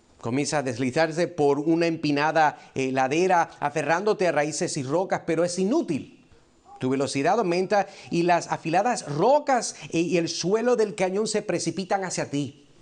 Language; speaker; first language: Spanish; early bilingual, heritage; Spanish